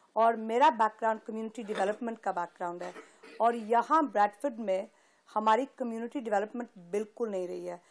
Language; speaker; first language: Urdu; early bilingual, heritage; Urdu